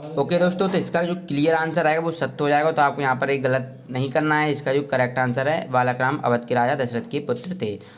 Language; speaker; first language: Hindi; native; Hindi